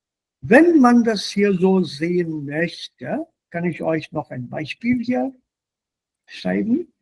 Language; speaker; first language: German; non-native, fluent; Hindi